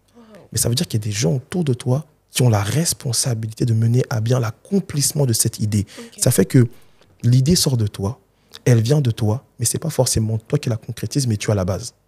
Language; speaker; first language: French; early bilingual, other home language; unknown